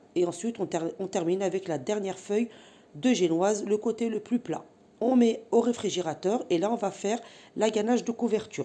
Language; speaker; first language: French; native; French